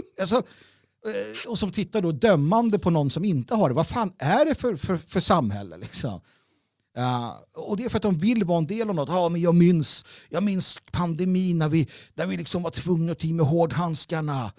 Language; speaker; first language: Swedish; native; Swedish